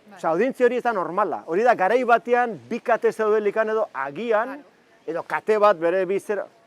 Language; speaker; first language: Basque; native; Basque